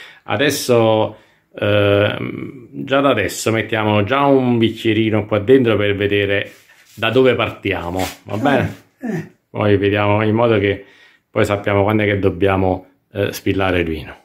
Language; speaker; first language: Italian; native; Italian